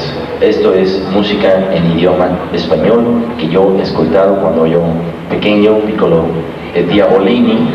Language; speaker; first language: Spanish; non-native, learner; Italian